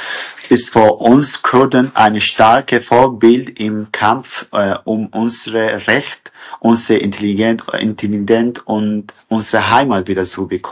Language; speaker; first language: German; non-native, learner; Kurdish